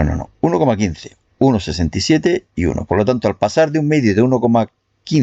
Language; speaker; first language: Spanish; native; Spanish